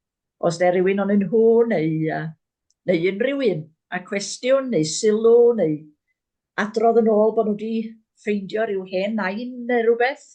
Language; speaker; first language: Welsh; native; Welsh